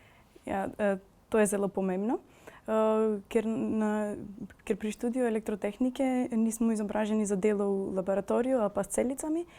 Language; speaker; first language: Slovenian; non-native, fluent; Macedonian